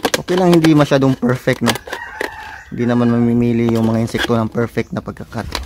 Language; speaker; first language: Filipino; non-native, local second language; Cebuano